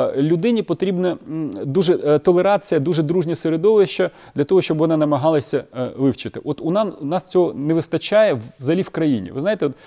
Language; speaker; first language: Ukrainian; non-native, local second language; Russian